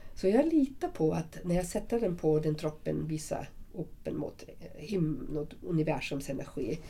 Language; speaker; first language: Swedish; non-native, fluent; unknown